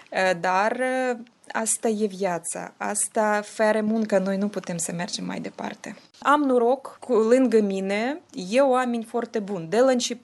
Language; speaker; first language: Romanian; non-native, learner; Ukrainian